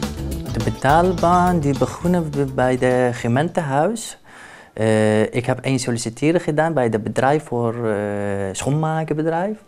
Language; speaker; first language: Dutch; non-native, learner; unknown